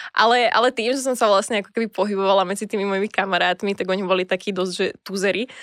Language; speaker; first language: Slovak; native; Slovak